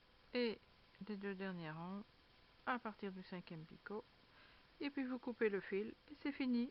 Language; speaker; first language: French; native; French